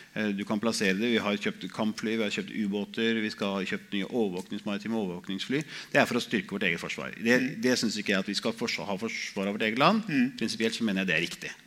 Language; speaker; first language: Norwegian; native; Norwegian